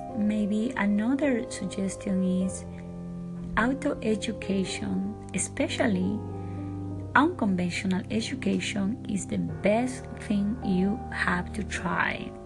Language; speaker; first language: English; non-native, fluent; Spanish